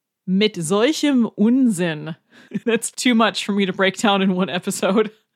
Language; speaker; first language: English; native; English